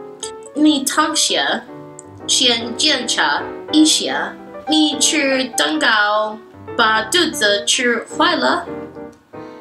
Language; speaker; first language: Chinese; non-native, learner; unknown